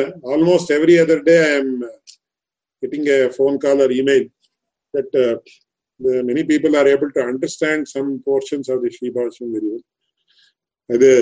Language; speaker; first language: English; non-native, local second language; Tamil